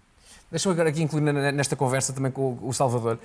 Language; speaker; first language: Portuguese; native; Portuguese